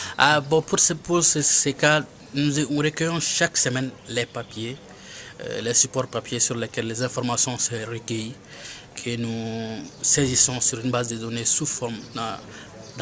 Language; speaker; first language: French; non-native, local second language; Bambara